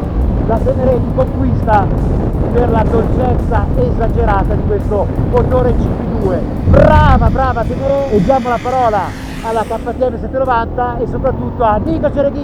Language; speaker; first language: Italian; native; Italian